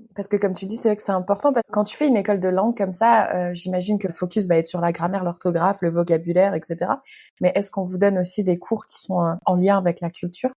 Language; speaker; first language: French; native; French